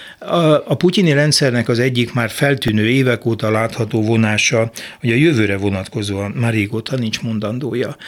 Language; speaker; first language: Hungarian; native; Hungarian